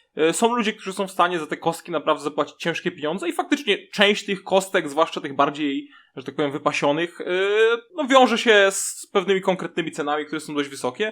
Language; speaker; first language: Polish; native; Polish